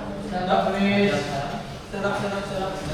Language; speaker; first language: English; non-native, learner; Indonesian